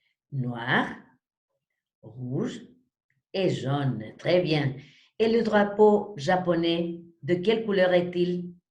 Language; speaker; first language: French; non-native, fluent; Spanish